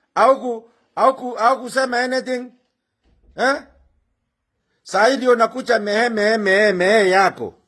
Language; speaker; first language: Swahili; non-native, local second language; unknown